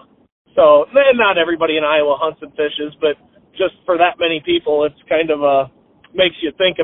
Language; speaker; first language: English; native; English